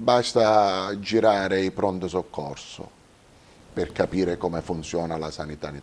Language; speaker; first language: Italian; native; Italian